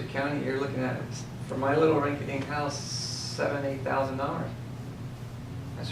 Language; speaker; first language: English; native; English